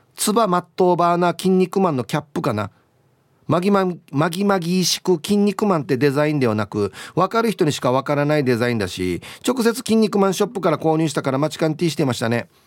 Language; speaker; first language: Japanese; native; Japanese